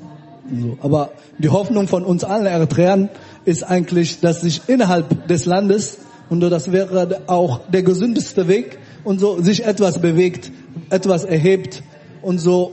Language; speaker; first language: German; early bilingual, other home language; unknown